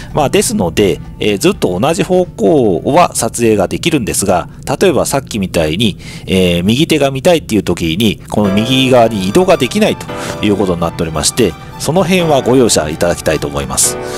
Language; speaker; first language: Japanese; native; Japanese